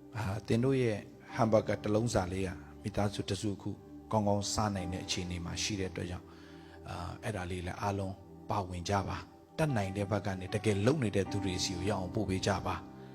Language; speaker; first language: Burmese; non-native, local second language; Tedim Chin